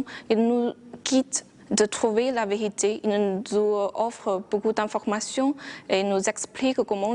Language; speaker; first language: French; non-native, fluent; Chinese